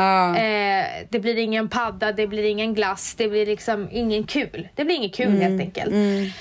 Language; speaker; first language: Swedish; native; Swedish